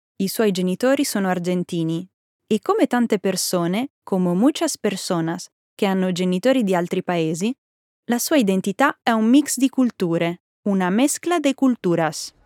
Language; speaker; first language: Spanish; non-native, fluent; Italian